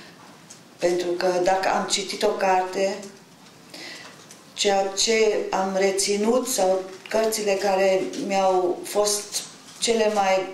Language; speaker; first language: Romanian; non-native, local second language; German